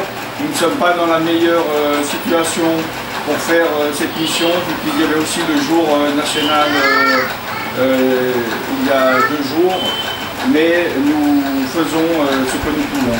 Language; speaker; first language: French; native; French